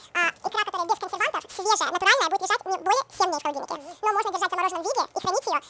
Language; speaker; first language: Russian; early bilingual, heritage; Russian